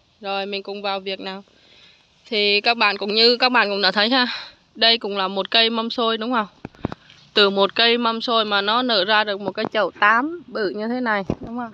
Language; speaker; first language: Vietnamese; native; Vietnamese